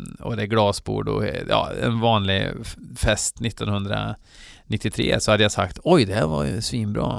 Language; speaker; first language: Swedish; native; Swedish